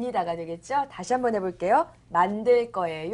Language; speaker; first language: Korean; native; Korean